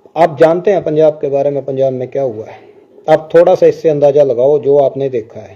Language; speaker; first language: Hindi; non-native, local second language; Punjabi